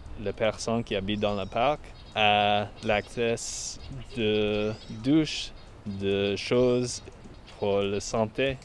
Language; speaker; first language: French; non-native, learner; English